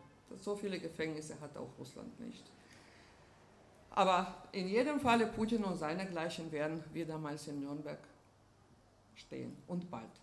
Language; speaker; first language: German; non-native, fluent; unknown